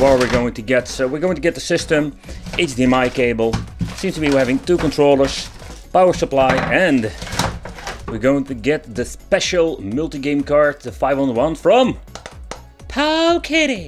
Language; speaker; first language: English; non-native, fluent; Dutch